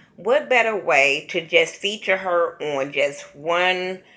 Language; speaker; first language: English; native; English